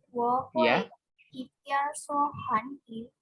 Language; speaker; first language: Chinese; non-native, learner; Indonesian